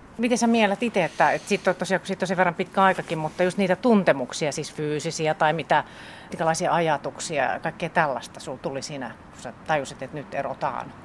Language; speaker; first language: Finnish; native; Finnish